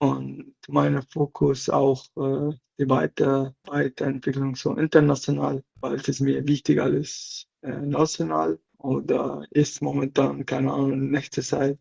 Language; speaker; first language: German; non-native, learner; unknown